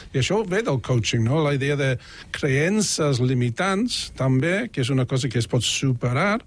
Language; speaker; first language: Catalan; non-native, fluent; English